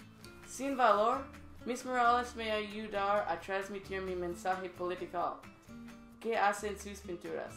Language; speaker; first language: Spanish; non-native, learner; English